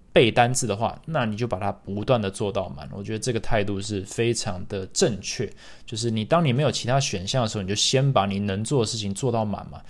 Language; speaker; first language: Chinese; early bilingual, other home language; English